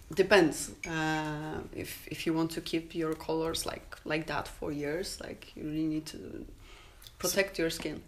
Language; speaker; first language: English; non-native, fluent; Polish